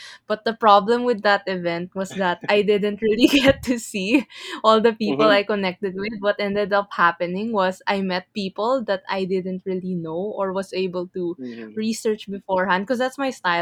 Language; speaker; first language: English; non-native, local second language; Filipino